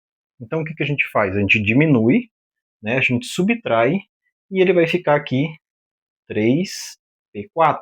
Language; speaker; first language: Portuguese; native; Portuguese